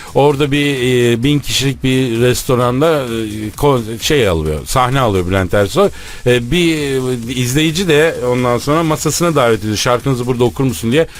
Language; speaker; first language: Turkish; native; Turkish